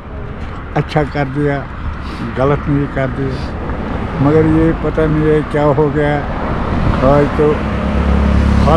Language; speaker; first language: Hindi; non-native, local second language; Kashmiri